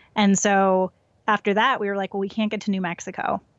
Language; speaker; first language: English; native; English